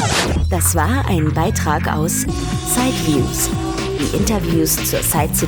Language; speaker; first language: German; native; German